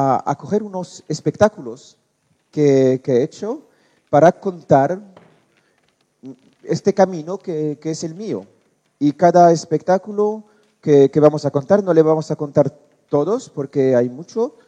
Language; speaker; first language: Spanish; non-native, learner; French